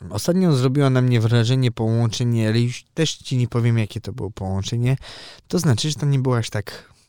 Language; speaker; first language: Polish; early bilingual, heritage; Polish